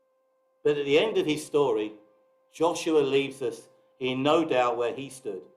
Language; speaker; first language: English; native; English